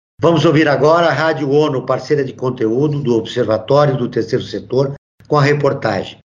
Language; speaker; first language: Portuguese; native; Portuguese